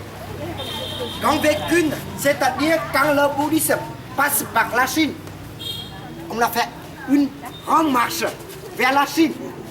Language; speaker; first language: French; non-native, fluent; Vietnamese